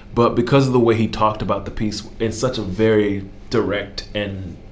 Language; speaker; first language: English; native; English